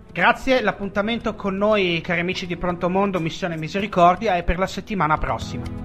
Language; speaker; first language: Italian; native; Italian